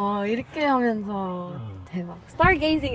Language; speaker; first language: Korean; non-native, fluent; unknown